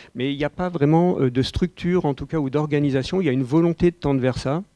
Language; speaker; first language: French; native; French